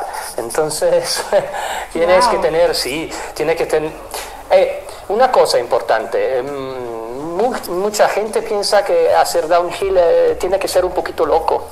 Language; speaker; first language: Spanish; non-native, fluent; Italian